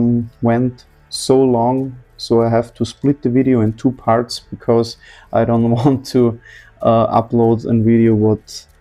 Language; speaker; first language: English; non-native, fluent; German